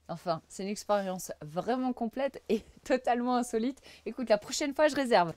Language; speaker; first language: French; native; French